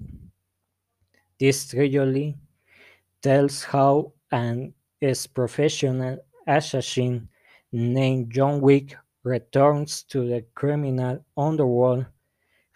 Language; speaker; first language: English; non-native, learner; Spanish